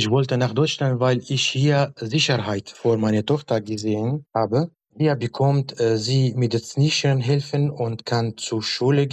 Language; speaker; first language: German; non-native, learner; Arabic